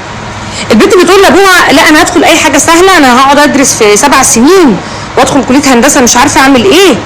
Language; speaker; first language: Arabic; native; Arabic